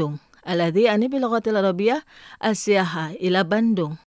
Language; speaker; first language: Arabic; non-native, fluent; Indonesian